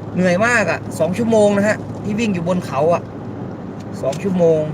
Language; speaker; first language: Thai; native; Thai